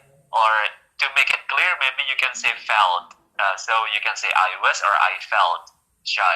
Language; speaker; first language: English; non-native, fluent; Indonesian